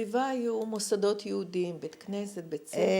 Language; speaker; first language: Hebrew; native; Hebrew